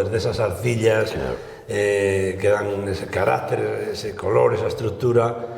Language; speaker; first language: Spanish; native; Spanish